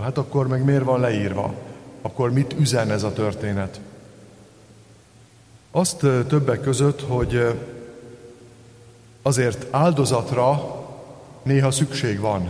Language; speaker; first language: Hungarian; native; Hungarian